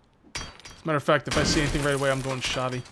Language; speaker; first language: English; native; English